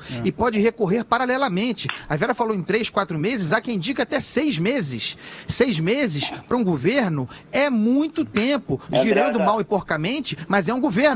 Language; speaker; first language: Portuguese; native; Portuguese